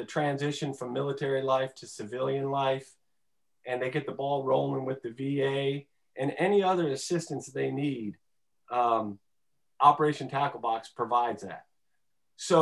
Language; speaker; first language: English; native; English